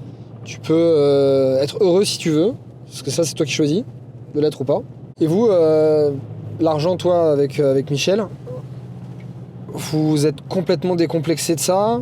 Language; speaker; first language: French; native; French